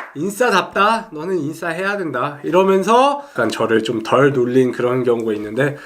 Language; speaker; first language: Korean; early bilingual, heritage; Korean